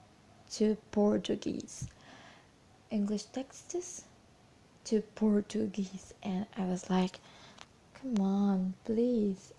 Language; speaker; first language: English; non-native, fluent; Portuguese